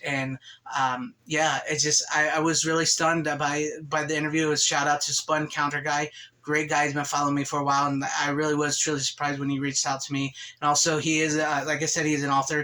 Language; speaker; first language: English; native; English